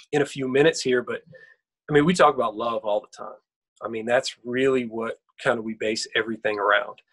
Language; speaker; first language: English; native; English